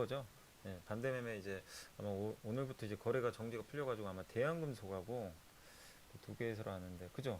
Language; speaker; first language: Korean; native; Korean